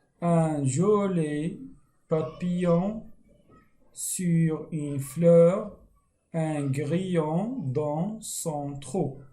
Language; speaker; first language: French; non-native, local second language; Arabic